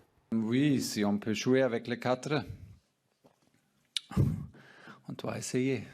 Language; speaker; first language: French; non-native, fluent; German